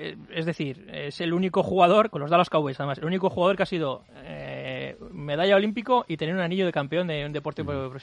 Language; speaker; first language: Spanish; native; Spanish